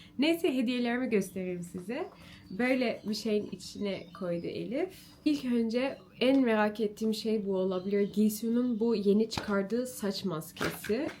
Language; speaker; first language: Turkish; early bilingual, heritage; Turkish